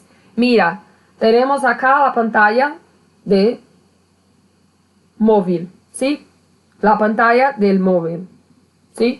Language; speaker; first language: Spanish; non-native, learner; Portuguese